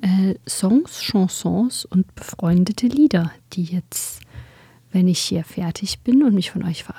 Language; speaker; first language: German; native; German